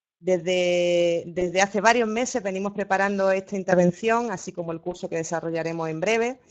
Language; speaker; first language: Spanish; native; Spanish